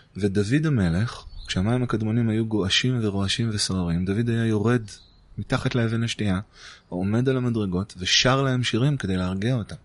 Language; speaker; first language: Hebrew; native; Hebrew